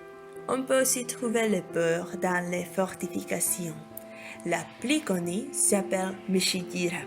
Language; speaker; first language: French; non-native, fluent; Czech